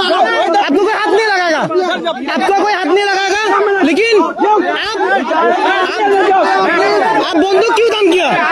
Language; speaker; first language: Hindi; non-native, learner; Bangla